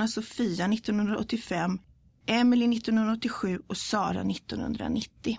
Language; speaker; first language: Swedish; early bilingual, other home language; English